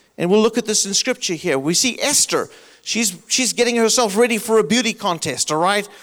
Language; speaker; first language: English; native; English